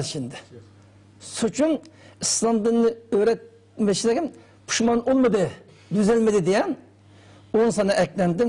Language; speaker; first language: Turkish; non-native, learner; Uyghur